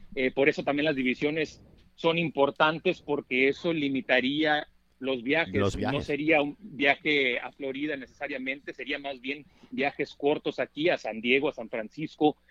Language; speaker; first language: Spanish; early bilingual, heritage; Spanish